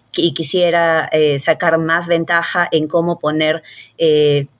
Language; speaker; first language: Spanish; native; Spanish